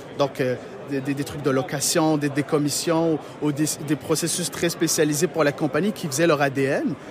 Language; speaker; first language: French; non-native, local second language; Arabic